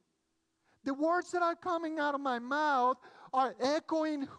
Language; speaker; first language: English; non-native, fluent; Spanish